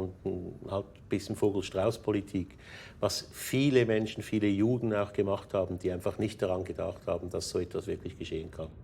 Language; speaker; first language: German; native; German